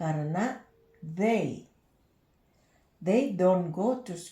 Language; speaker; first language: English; non-native, fluent; Indonesian